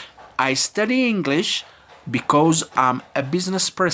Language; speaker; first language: English; non-native, fluent; Amharic